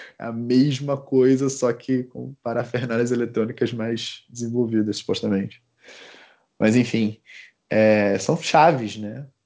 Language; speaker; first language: Portuguese; native; Portuguese